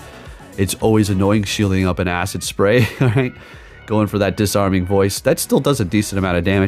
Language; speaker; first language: English; native; English